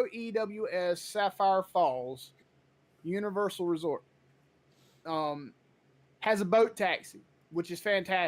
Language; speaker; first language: English; native; English